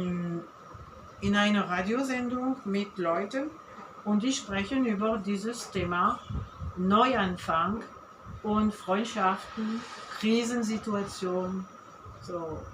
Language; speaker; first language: German; non-native, fluent; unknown